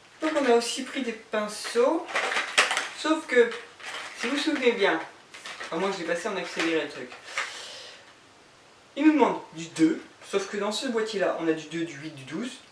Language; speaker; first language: French; native; French